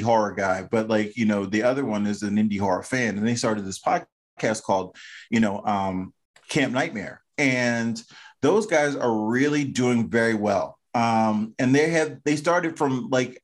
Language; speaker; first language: English; native; English